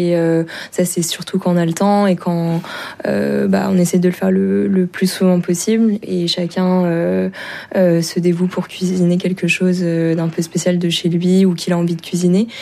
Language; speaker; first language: French; native; French